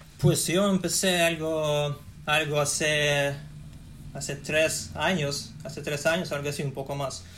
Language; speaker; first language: Spanish; non-native, learner; Russian